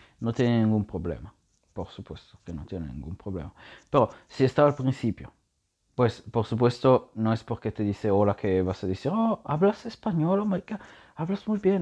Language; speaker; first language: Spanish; non-native, learner; Italian